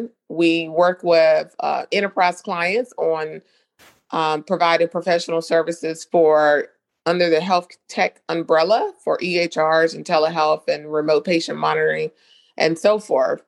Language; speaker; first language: English; native; English